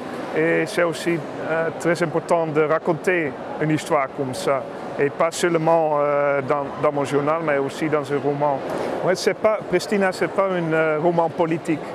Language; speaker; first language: French; non-native, learner; Dutch